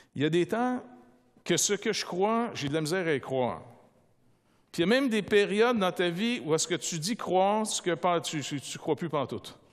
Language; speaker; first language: French; native; French